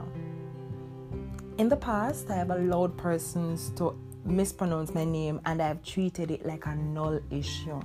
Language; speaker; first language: English; non-native, local second language; Jamaican Creole English